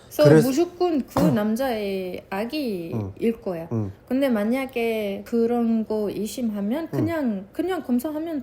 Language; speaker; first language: Korean; non-native, fluent; Arabic